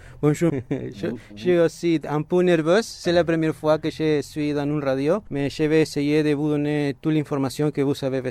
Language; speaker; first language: French; non-native, fluent; Spanish